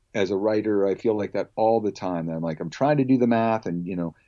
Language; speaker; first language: English; native; English